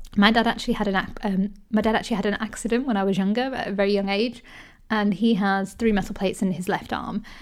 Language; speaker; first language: English; native; English